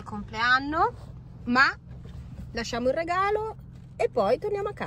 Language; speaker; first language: Italian; native; Italian